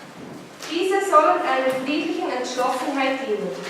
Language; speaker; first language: German; non-native, fluent; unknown